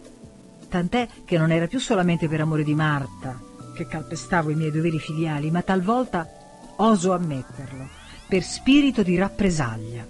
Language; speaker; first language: Italian; native; Italian